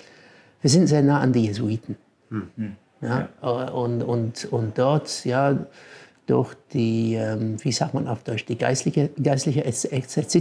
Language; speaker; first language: German; non-native, fluent; English